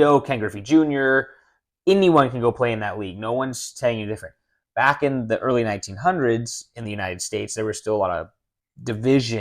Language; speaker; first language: English; native; English